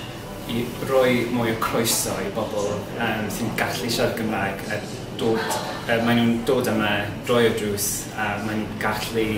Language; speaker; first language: Welsh; non-native, learner; English